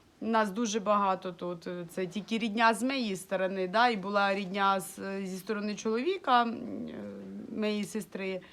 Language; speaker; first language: Ukrainian; non-native, local second language; Russian